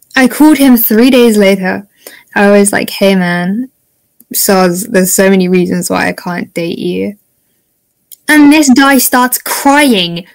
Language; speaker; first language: English; native; English